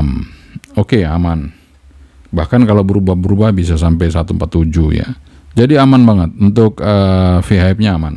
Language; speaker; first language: Indonesian; native; Indonesian